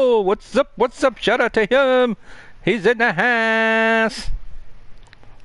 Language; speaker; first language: English; native; English